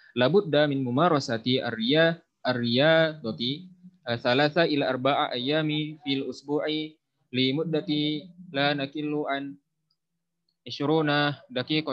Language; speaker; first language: Arabic; non-native, learner; Indonesian